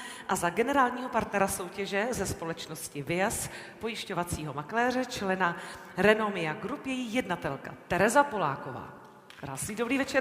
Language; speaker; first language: Czech; native; Czech